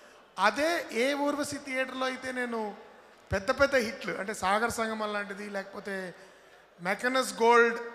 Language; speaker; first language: Telugu; native; Telugu